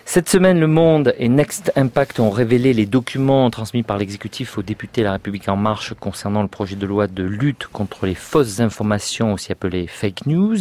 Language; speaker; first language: French; native; French